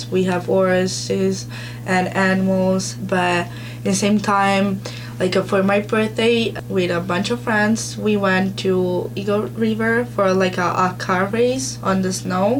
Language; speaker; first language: English; non-native, learner; Italian